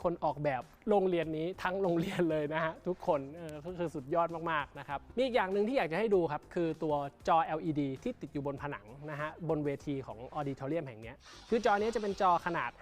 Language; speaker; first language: Thai; native; Thai